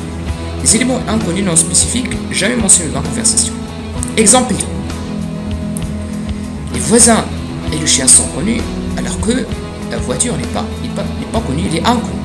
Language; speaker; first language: French; non-native, fluent; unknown